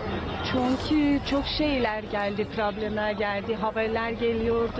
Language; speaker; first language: Turkish; non-native, learner; Persian